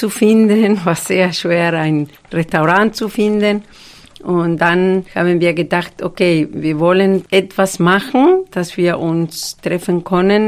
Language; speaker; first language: German; non-native, fluent; Spanish